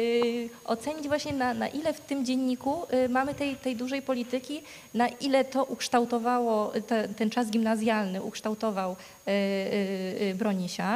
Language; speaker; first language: Polish; native; Polish